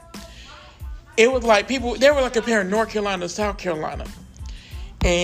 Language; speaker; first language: English; native; English